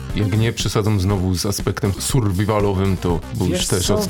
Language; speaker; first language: Polish; native; Polish